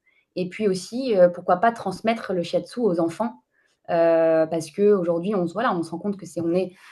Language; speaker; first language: French; native; French